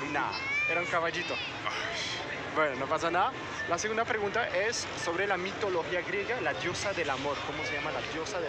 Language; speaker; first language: Spanish; non-native, fluent; French